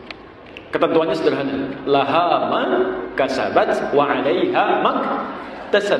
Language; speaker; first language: Indonesian; native; Indonesian